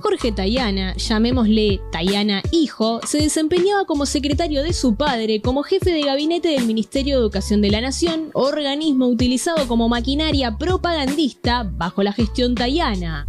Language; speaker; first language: Spanish; native; Spanish